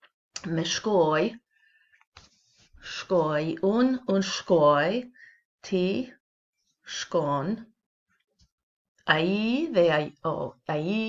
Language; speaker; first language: Albanian; non-native, learner; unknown